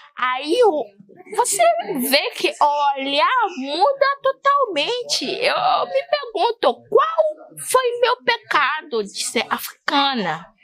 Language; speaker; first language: Portuguese; non-native, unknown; Fon